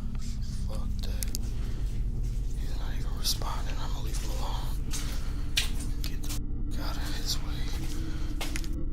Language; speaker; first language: English; native; English